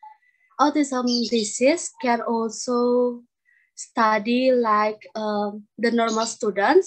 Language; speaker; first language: English; non-native, learner; Indonesian